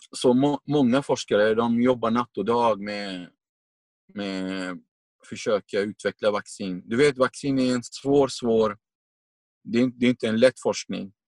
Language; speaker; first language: Swedish; non-native, fluent; Arabic